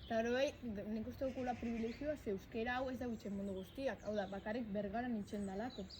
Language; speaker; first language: Basque; native; Basque